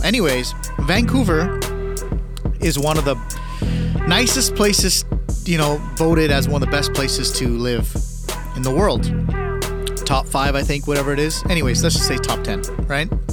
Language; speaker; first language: English; early bilingual, other home language; Punjabi